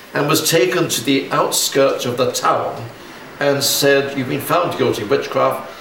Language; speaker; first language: English; native; English